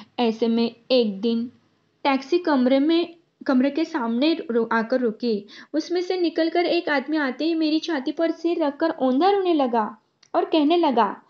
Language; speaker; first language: Hindi; non-native, local second language; Marathi